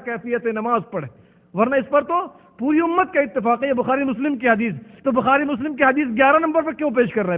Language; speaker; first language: Urdu; native; Urdu